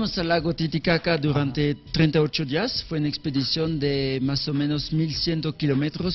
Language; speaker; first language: Spanish; non-native, learner; French